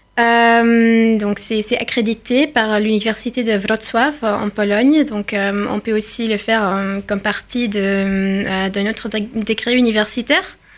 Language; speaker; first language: French; non-native, fluent; Irish